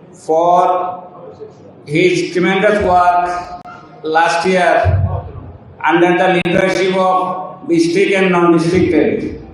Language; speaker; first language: English; non-native, local second language; Bangla